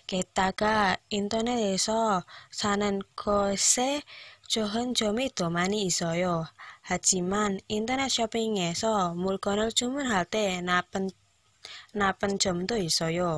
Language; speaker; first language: Korean; non-native, learner; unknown